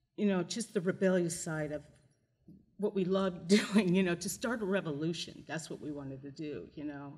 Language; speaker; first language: English; native; English